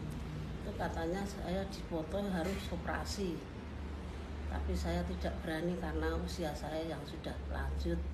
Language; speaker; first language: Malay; non-native, local second language; Javanese